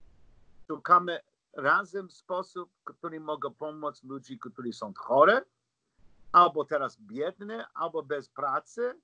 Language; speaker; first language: Polish; non-native, learner; English